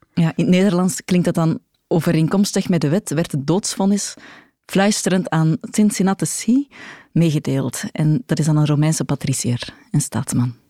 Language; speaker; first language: Dutch; native; Dutch